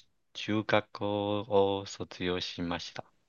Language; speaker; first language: Japanese; non-native, learner; Chinese